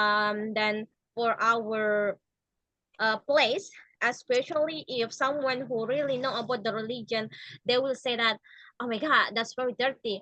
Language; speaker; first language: English; non-native, learner; Indonesian